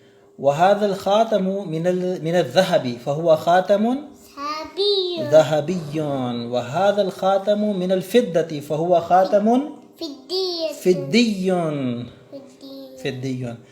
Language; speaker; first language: Arabic; non-native, fluent; Urdu